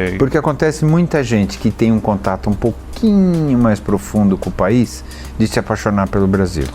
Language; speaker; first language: Portuguese; native; Portuguese